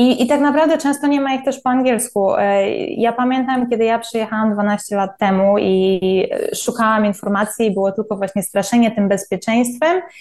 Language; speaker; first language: Polish; native; Polish